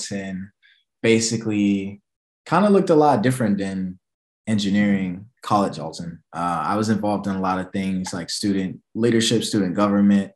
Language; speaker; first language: English; native; English